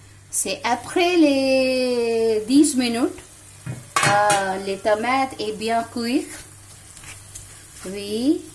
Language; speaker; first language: French; non-native, learner; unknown